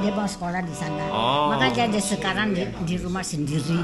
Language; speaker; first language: Indonesian; non-native, local second language; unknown